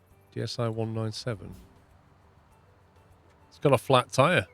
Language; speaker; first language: English; native; English